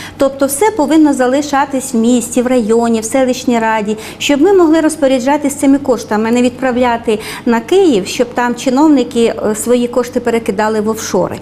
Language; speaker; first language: Ukrainian; native; Ukrainian